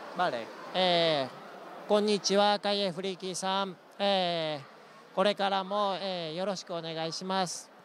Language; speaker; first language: Spanish; non-native, fluent; Japanese